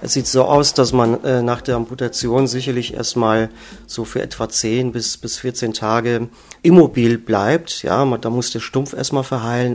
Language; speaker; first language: German; native; German